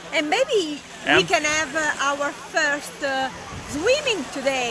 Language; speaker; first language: English; non-native, learner; Italian